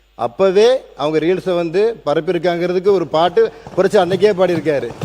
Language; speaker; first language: Tamil; native; Tamil